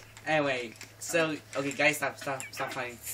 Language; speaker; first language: English; native; English